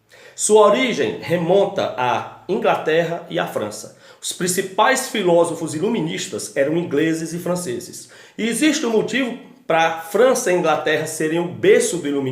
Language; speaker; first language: Portuguese; native; Portuguese